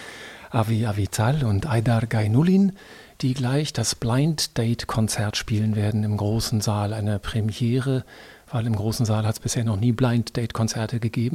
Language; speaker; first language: German; native; German